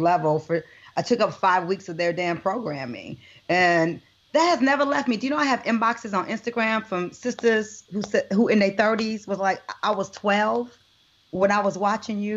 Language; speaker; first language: English; native; English